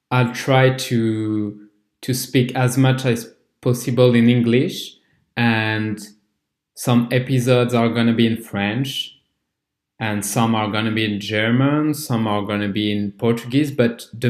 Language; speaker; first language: English; non-native, fluent; French